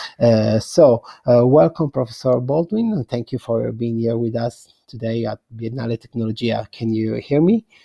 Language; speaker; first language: English; non-native, fluent; Italian